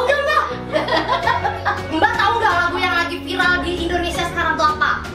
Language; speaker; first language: Indonesian; native; Indonesian